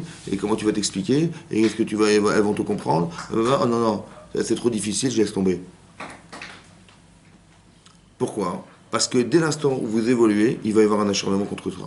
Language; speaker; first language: French; native; French